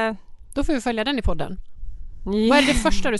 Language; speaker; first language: Swedish; native; Swedish